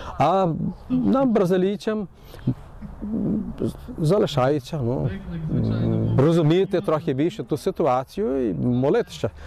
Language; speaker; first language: Ukrainian; early bilingual, heritage; Ukrainian